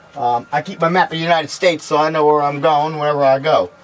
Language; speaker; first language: English; native; English